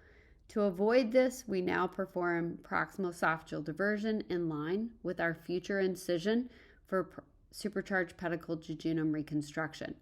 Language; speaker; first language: English; native; English